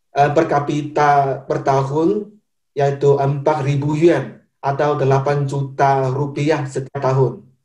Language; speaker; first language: Indonesian; non-native, fluent; Chinese